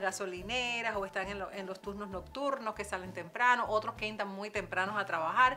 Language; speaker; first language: Spanish; native; Spanish